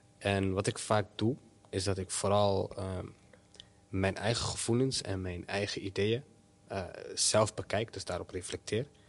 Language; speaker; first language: Dutch; early bilingual, other home language; Somali